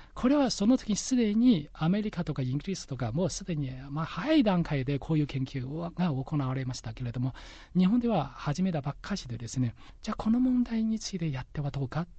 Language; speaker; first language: Japanese; non-native, fluent; Chinese